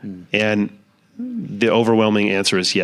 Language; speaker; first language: English; native; English